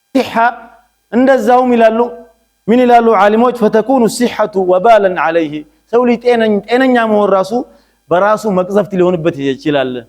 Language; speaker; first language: Amharic; non-native, local second language; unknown